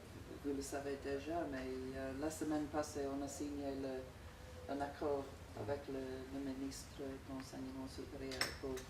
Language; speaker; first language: French; non-native, fluent; English